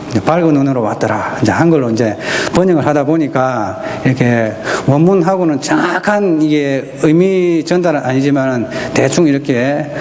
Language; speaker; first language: Korean; native; Korean